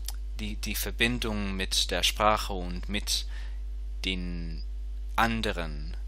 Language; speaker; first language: German; non-native, fluent; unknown